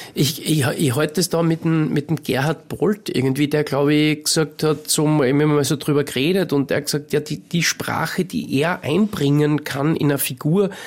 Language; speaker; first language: German; native; German